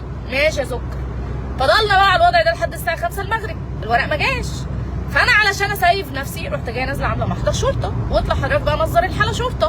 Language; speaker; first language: Arabic; native; Arabic